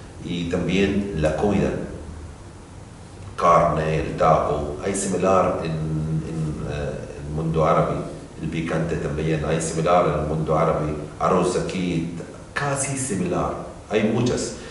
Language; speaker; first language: Spanish; non-native, learner; Arabic